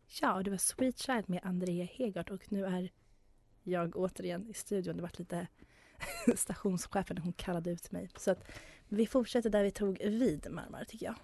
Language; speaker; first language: Swedish; native; Swedish